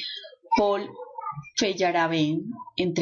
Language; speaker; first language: Spanish; native; Spanish